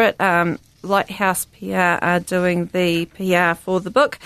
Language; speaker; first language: English; native; English